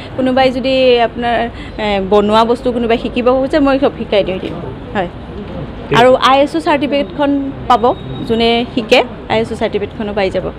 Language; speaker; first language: Assamese; native; Assamese